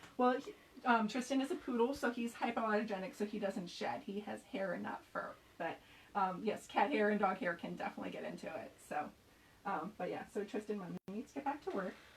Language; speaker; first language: English; native; English